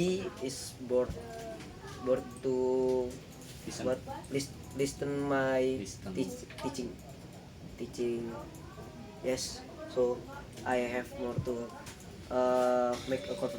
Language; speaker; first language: English; non-native, learner; Indonesian